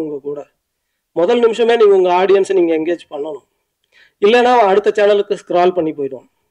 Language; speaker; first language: Tamil; native; Tamil